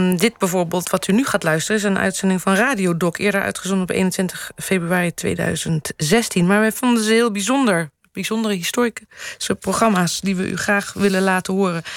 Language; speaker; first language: Dutch; native; Dutch